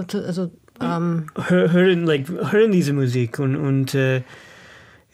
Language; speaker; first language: German; non-native, learner; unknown